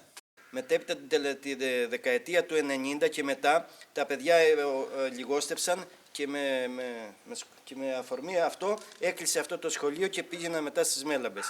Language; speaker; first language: Greek; native; Greek